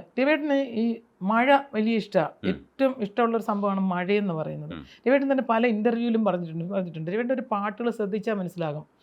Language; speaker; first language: Malayalam; native; Malayalam